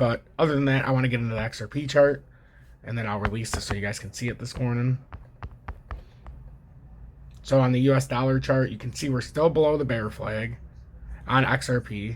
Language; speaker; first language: English; native; English